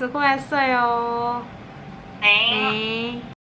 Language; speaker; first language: Korean; non-native, learner; Thai